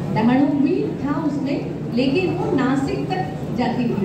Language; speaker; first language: Hindi; non-native, local second language; Marathi